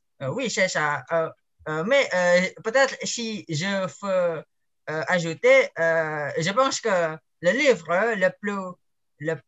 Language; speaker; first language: French; non-native, learner; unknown